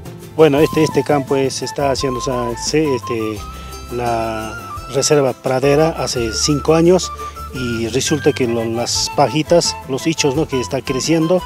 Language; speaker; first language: Spanish; non-native, local second language; Quechua